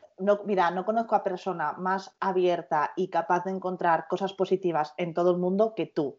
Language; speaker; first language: Spanish; native; Spanish